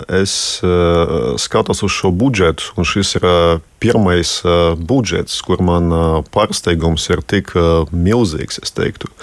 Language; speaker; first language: Latvian; non-native, local second language; Russian